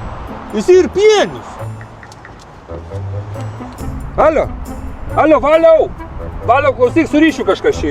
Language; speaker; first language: Lithuanian; native; Lithuanian